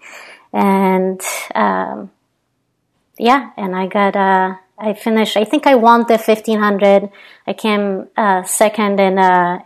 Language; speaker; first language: English; non-native, fluent; Polish